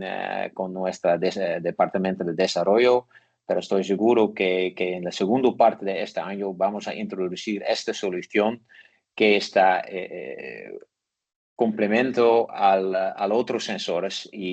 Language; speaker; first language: Spanish; non-native, learner; Dutch